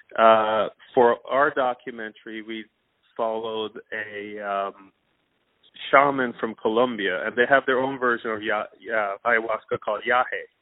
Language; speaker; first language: English; non-native, fluent; Persian